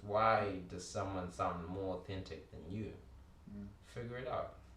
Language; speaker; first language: English; early bilingual, other home language; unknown